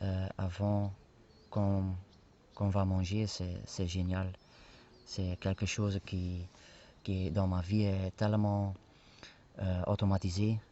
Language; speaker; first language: French; non-native, fluent; Spanish